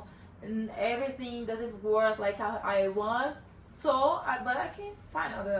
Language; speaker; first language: English; non-native, learner; Portuguese